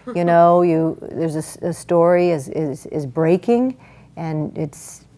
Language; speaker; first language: English; native; English